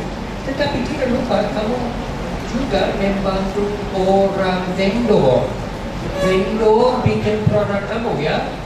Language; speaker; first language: Indonesian; non-native, learner; English